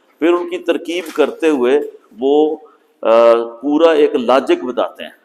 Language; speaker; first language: Urdu; native; Urdu